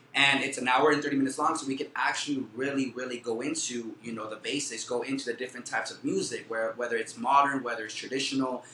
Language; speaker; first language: English; early bilingual, other home language; Spanish